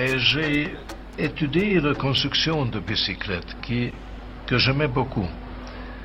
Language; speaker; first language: French; non-native, fluent; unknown